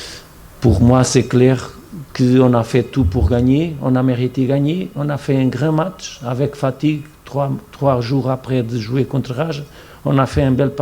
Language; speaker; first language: French; non-native, fluent; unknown